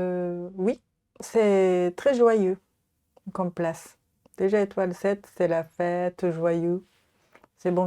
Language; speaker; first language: French; non-native, fluent; Japanese